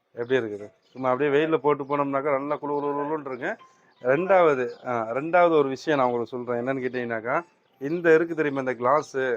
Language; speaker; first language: Tamil; native; Tamil